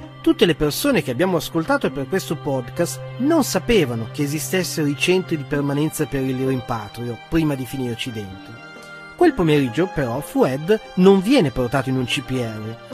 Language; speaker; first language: Italian; native; Italian